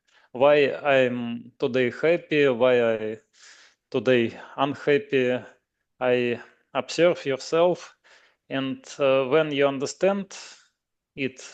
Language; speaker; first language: English; non-native, learner; Russian